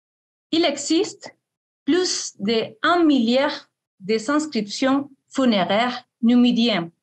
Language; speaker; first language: French; non-native, fluent; Spanish